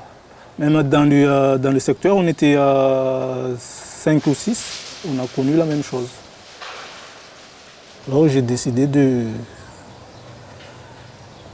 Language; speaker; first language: French; non-native, local second language; Comorian